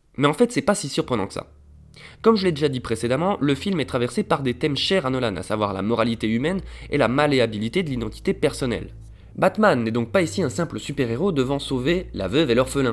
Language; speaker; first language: French; native; French